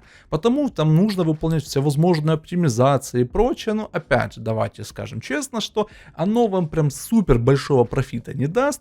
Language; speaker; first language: Russian; native; Russian